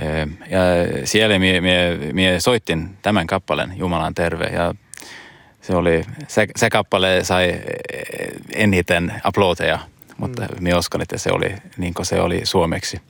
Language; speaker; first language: Finnish; non-native, learner; Swedish